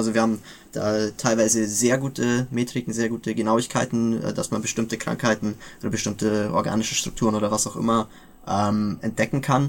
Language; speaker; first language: German; native; German